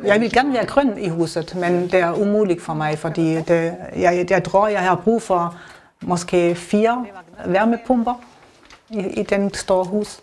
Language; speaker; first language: Danish; non-native, learner; German